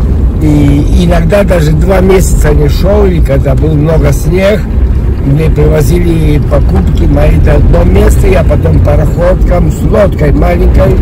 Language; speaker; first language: Russian; early bilingual, heritage; Russian